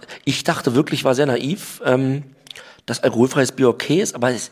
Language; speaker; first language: German; native; German